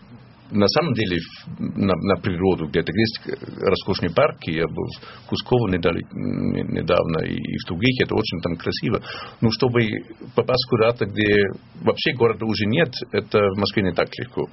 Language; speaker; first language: Russian; non-native, fluent; German